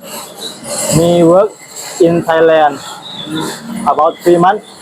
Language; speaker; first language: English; non-native, learner; Northeastern Thai